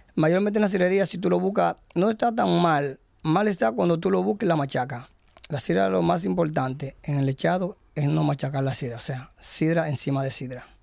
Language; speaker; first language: Spanish; native; Spanish